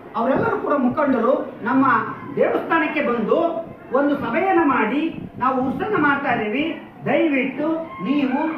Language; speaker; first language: Kannada; native; Kannada